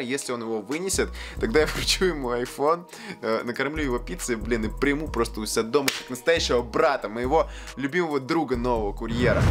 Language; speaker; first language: Russian; native; Russian